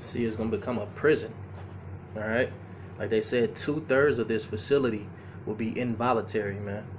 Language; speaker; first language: English; native; English